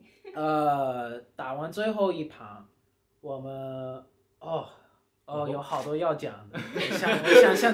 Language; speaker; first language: Chinese; early bilingual, heritage; Chinese